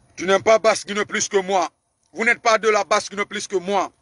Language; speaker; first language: French; non-native, local second language; Susu